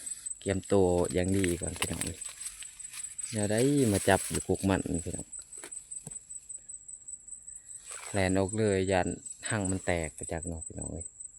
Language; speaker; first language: Thai; non-native, local second language; Northeastern Thai